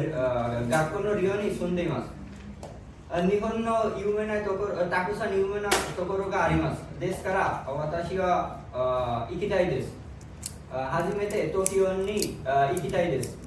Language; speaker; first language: Japanese; non-native, learner; Bangla